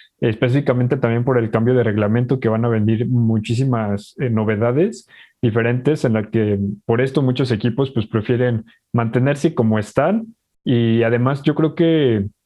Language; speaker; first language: Spanish; native; Spanish